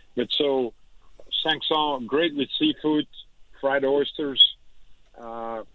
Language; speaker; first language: English; non-native, fluent; Dutch